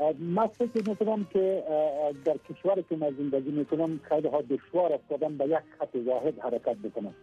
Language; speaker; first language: Persian; non-native, local second language; Pashto